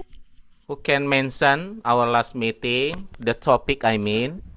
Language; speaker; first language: English; non-native, learner; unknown